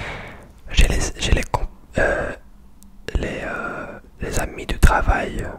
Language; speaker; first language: French; non-native, learner; English